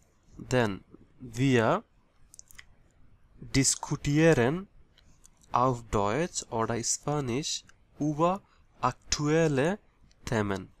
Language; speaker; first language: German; non-native, fluent; Bangla